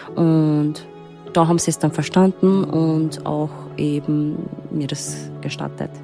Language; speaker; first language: German; early bilingual, other home language; Turkish